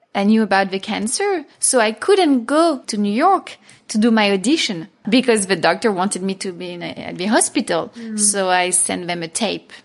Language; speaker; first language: English; non-native, fluent; French